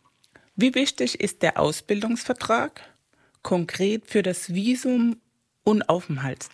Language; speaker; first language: German; non-native, fluent; Spanish